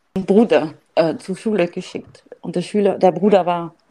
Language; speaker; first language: German; non-native, fluent; French